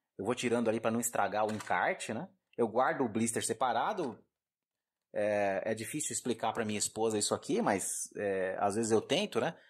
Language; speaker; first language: Portuguese; native; Portuguese